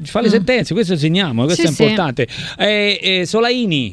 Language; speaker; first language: Italian; native; Italian